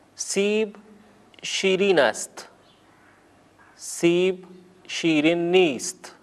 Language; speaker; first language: Persian; non-native, fluent; Urdu